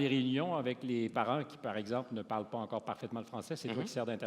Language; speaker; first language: French; native; French